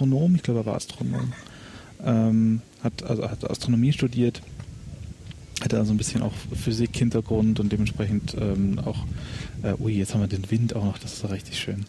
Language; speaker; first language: German; native; German